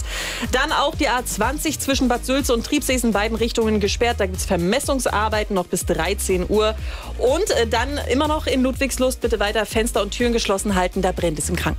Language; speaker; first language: German; native; German